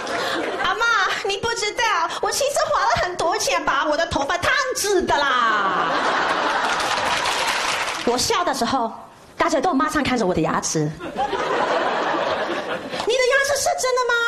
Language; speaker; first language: Chinese; non-native, fluent; English